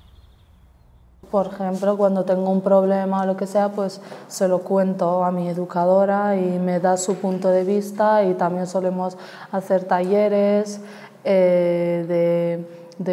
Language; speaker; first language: Spanish; early bilingual, other home language; Arabic